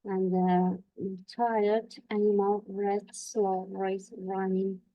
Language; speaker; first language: English; non-native, learner; Kazakh